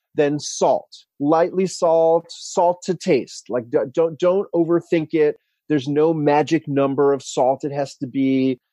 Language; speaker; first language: English; native; English